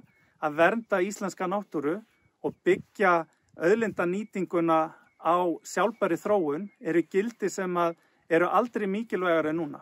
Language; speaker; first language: Icelandic; native; Icelandic